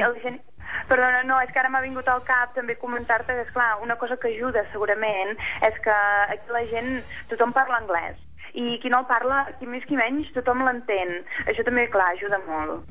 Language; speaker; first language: Catalan; native; Catalan